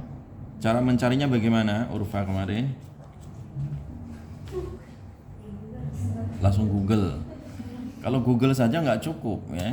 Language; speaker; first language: Indonesian; native; Indonesian